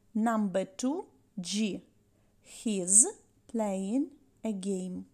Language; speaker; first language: English; non-native, fluent; Ukrainian